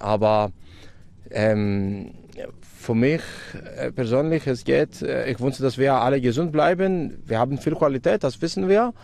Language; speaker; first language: German; non-native, fluent; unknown